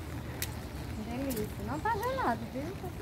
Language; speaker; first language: Portuguese; native; Portuguese